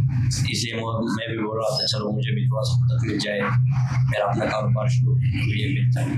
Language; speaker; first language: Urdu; non-native, local second language; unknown